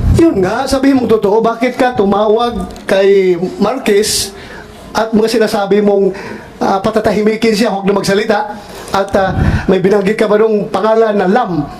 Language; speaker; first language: Filipino; native; Filipino